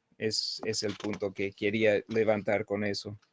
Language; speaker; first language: Spanish; non-native, fluent; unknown